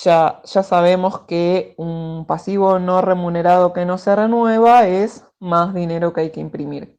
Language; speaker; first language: Spanish; native; Spanish